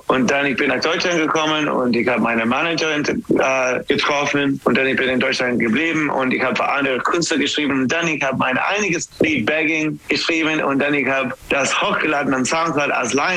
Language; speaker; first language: German; non-native, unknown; English